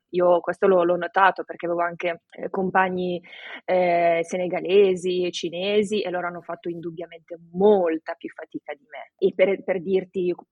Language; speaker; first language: Italian; early bilingual, other home language; Romanian